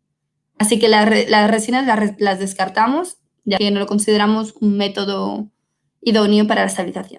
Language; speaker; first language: Spanish; native; Spanish